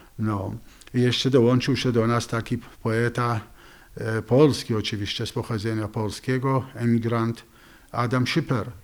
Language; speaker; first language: Polish; non-native, fluent; Arabic